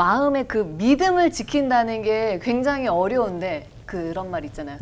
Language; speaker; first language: Korean; native; Korean